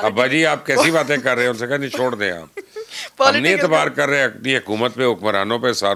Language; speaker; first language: Urdu; native; Urdu